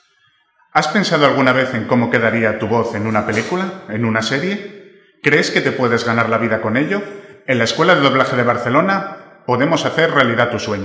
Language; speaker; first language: Spanish; native; Spanish